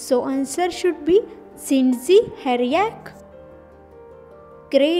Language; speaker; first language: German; non-native, learner; English